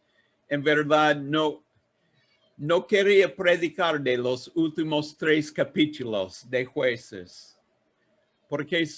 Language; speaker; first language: Spanish; non-native, learner; English